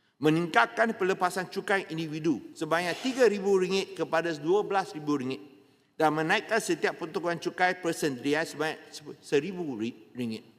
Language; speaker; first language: Malay; non-native, local second language; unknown